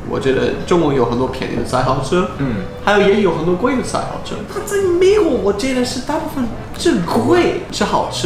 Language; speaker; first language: Chinese; non-native, fluent; English